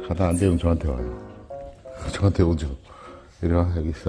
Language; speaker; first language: Korean; native; Korean